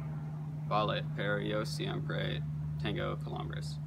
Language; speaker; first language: Spanish; non-native, learner; English